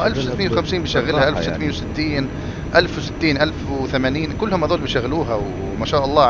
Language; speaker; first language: Arabic; native; Arabic